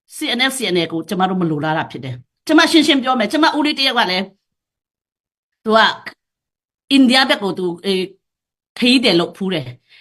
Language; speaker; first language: Burmese; non-native, local second language; Tedim Chin